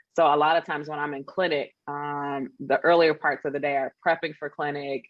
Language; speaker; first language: English; native; English